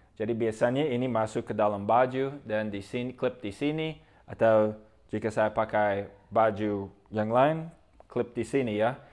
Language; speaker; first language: Indonesian; non-native, fluent; English